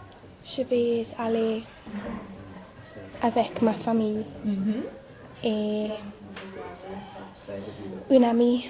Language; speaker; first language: French; non-native, learner; English